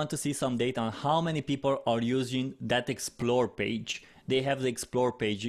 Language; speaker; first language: English; non-native, fluent; Romanian